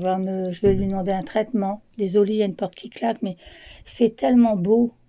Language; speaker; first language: French; native; French